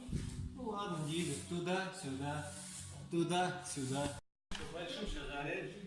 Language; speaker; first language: Russian; native; Russian